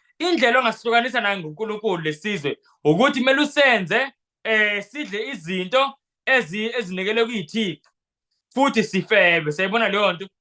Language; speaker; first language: Zulu; non-native, local second language; Xhosa